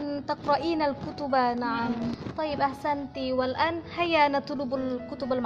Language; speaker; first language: Arabic; non-native, learner; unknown